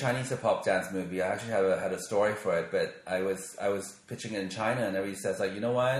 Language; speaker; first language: English; non-native, local second language; Cantonese